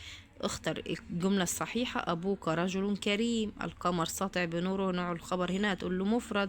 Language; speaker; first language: Arabic; native; Arabic